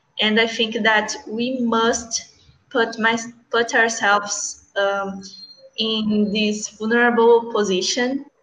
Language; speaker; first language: English; non-native, learner; Portuguese